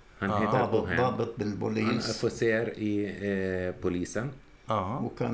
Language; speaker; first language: Swedish; non-native, learner; Arabic